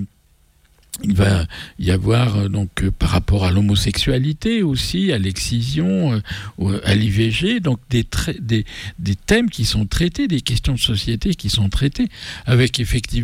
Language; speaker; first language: French; native; French